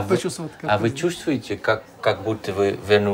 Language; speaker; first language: Russian; non-native, fluent; Dutch